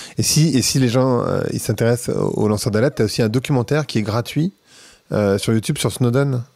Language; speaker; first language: French; native; French